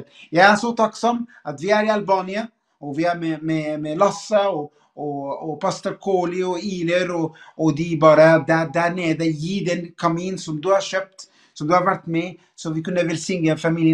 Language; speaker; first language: Norwegian; non-native, fluent; Arabic